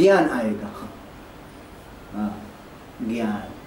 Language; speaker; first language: Hindi; non-native, learner; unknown